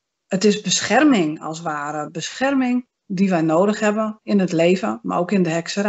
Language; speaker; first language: Dutch; native; Dutch